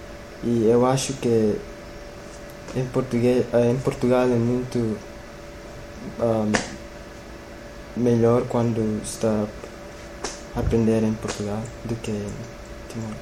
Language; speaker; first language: Portuguese; non-native, learner; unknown